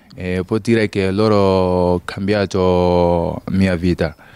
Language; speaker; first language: Italian; non-native, learner; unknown